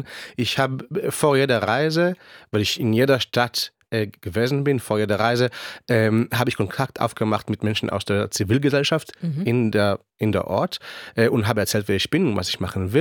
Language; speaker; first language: German; non-native, fluent; Hebrew